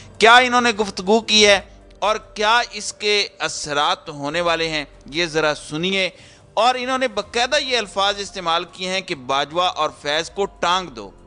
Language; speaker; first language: Urdu; native; Urdu